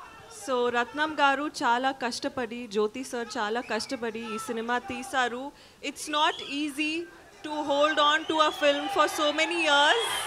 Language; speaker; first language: Telugu; non-native, learner; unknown